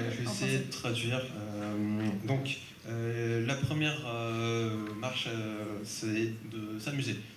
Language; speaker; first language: French; native; French